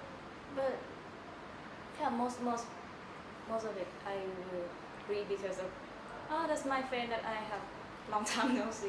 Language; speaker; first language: English; non-native, learner; Thai